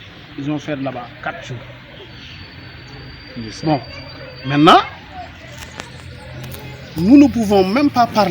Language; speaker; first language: French; non-native, local second language; Wolof